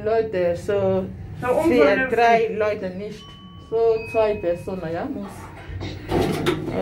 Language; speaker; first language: German; non-native, learner; Lingala